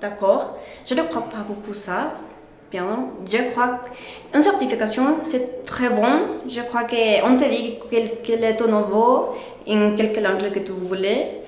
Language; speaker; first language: French; non-native, learner; Spanish